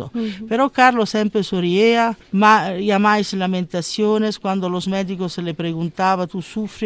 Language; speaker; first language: Spanish; non-native, learner; Italian